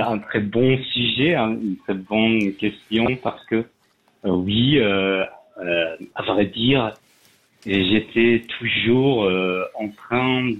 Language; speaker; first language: French; non-native, learner; Persian